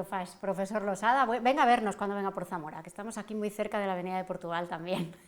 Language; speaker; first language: Spanish; native; Spanish